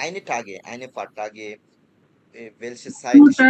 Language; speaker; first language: German; non-native, fluent; Bangla